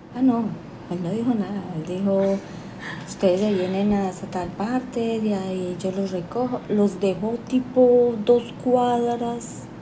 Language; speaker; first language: Spanish; native; Spanish